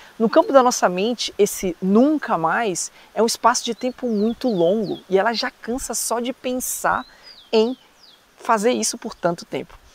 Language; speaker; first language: Portuguese; native; Portuguese